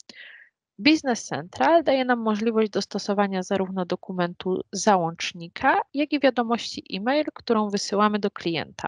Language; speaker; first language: Polish; native; Polish